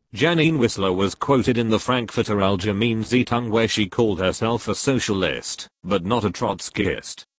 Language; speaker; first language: English; native; English